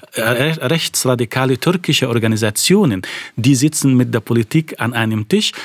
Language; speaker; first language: German; non-native, fluent; Arabic